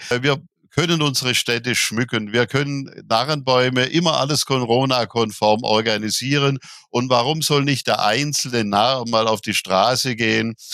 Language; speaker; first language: German; native; German